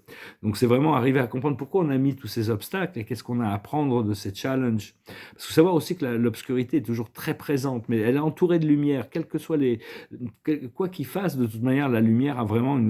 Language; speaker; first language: French; native; French